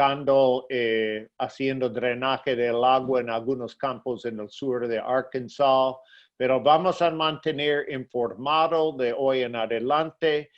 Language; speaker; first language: Spanish; non-native, fluent; English